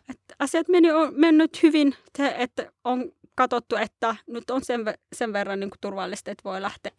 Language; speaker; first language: Finnish; early bilingual, other home language; Somali